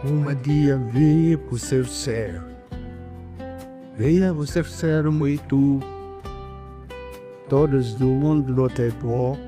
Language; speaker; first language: Portuguese; non-native, learner; Lingala